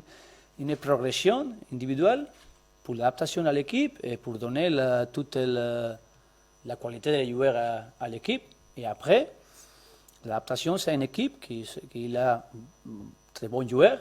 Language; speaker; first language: French; non-native, learner; Spanish